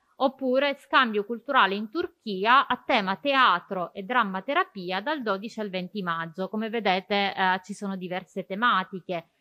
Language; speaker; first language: Italian; native; Italian